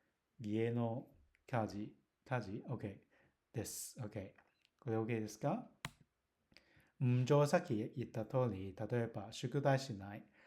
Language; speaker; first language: Japanese; non-native, learner; Cantonese